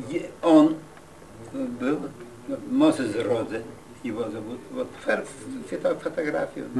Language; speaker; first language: Russian; non-native, fluent; Yiddish